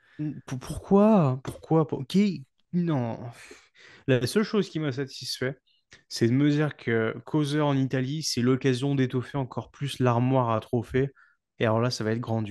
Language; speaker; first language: French; native; French